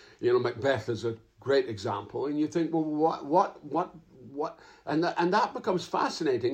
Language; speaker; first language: English; native; English